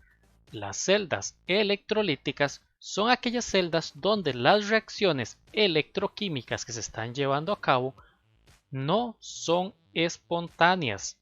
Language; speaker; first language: Spanish; native; Spanish